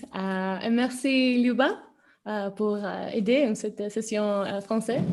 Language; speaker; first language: French; non-native, fluent; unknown